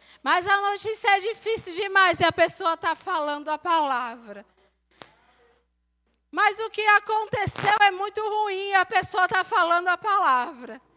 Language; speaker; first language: Portuguese; native; Portuguese